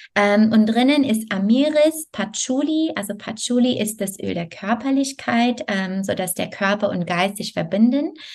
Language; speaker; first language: German; non-native, fluent; French